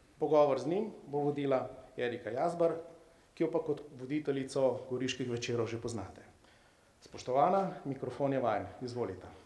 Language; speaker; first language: Slovenian; native; Slovenian